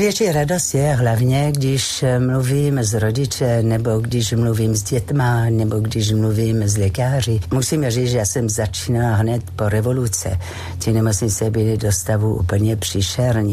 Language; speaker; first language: Czech; non-native, fluent; French